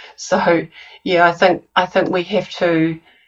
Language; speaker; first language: English; native; English